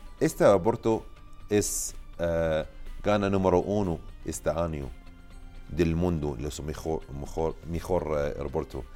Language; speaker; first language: Spanish; non-native, learner; Arabic